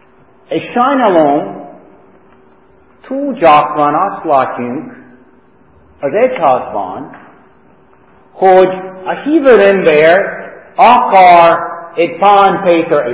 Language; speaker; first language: Hungarian; non-native, fluent; English